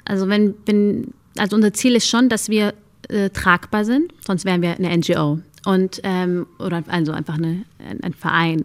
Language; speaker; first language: German; early bilingual, other home language; Amharic